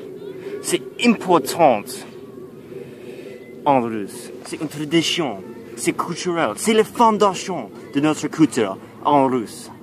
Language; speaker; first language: French; non-native, learner; English